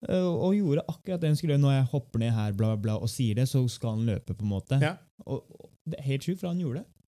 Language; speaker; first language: Norwegian; early bilingual, other home language; Turkish